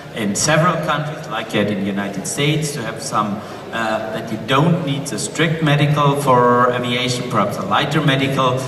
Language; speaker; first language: English; non-native, fluent; German